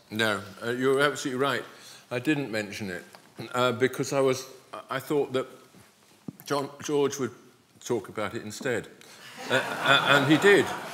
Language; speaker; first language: English; native; English